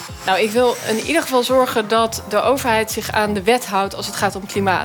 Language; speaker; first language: Dutch; native; Dutch